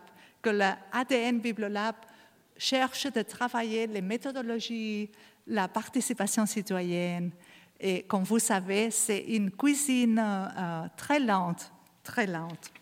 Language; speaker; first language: French; non-native, learner; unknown